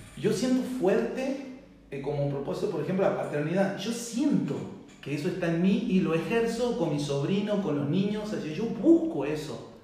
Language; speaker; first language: Spanish; native; Spanish